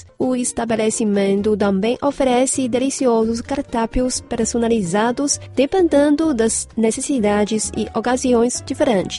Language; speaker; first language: Portuguese; non-native, fluent; Chinese